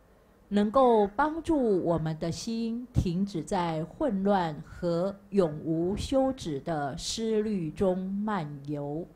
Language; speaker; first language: Chinese; native; Chinese